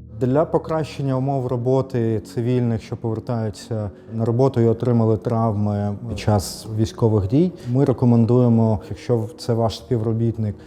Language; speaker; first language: Ukrainian; native; Ukrainian